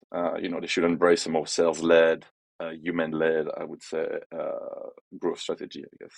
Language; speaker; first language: English; non-native, fluent; French